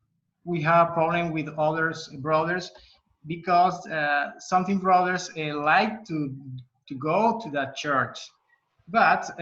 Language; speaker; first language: English; non-native, learner; Spanish